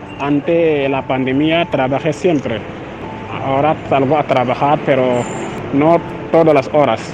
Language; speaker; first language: Spanish; non-native, learner; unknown